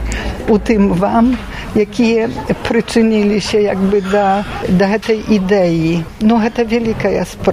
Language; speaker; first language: Belarusian; early bilingual, heritage; Belarusian